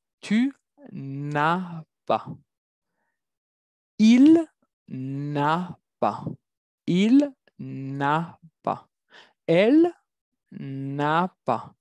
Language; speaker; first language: French; non-native, fluent; Spanish